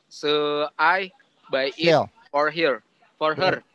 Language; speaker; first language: English; non-native, learner; Indonesian